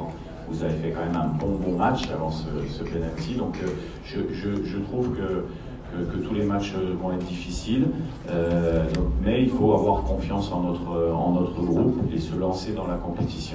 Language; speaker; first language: French; native; French